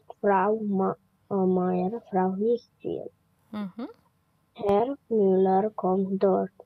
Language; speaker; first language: German; non-native, learner; Romanian